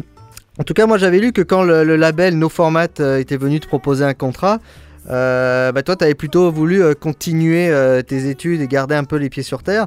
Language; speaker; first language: French; native; French